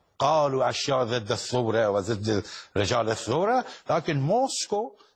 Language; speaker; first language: Arabic; non-native, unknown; Persian